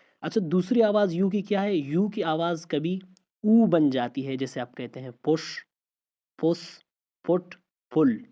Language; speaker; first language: Urdu; non-native, local second language; Baluchi